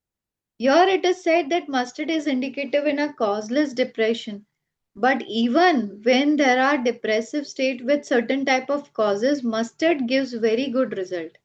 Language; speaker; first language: English; non-native, local second language; Gujarati